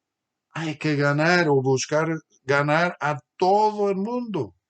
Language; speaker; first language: Spanish; non-native, fluent; English